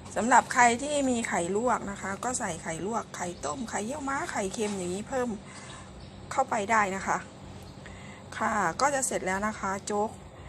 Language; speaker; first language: Thai; native; Thai